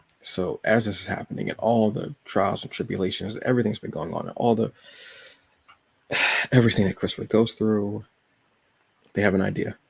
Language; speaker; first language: English; native; English